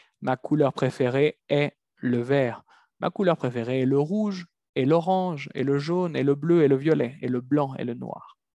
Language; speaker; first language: French; non-native, fluent; Spanish